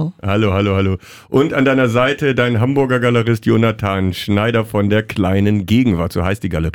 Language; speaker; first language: German; native; German